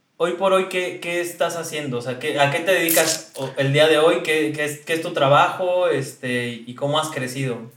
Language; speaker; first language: Spanish; native; Spanish